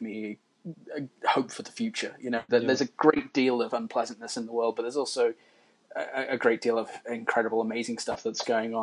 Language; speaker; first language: English; native; English